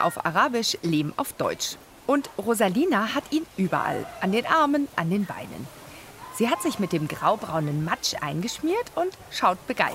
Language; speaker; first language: German; native; German